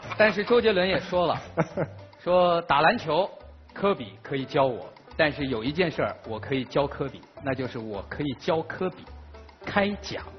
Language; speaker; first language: Chinese; native; Chinese